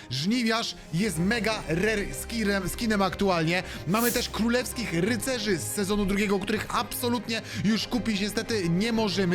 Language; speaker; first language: Polish; native; Polish